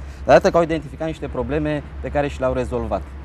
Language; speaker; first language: Romanian; native; Romanian